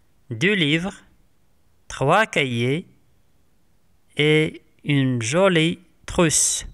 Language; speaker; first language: French; non-native, local second language; Arabic